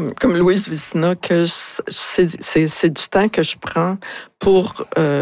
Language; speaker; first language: French; native; French